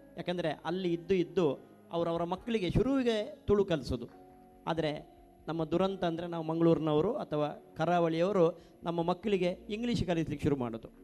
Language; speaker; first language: Kannada; non-native, local second language; Tulu